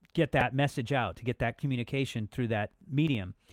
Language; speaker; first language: English; native; English